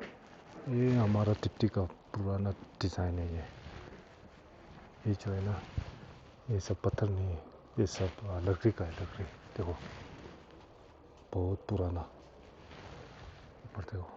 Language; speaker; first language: Hindi; non-native, local second language; Tibetan